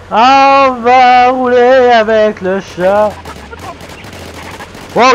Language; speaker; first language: French; native; French